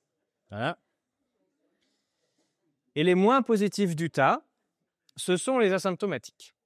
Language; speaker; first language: French; native; French